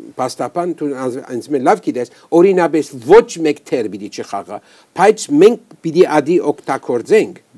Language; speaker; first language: Armenian; early bilingual, heritage; Armenian